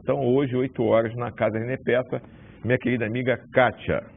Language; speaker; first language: Portuguese; native; Portuguese